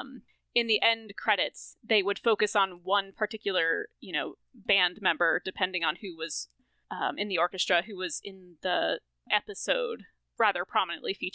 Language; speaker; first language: English; native; English